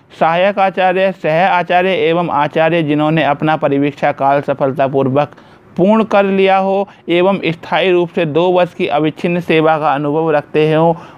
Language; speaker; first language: Hindi; native; Hindi